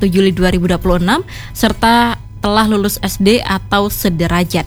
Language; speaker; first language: Indonesian; native; Indonesian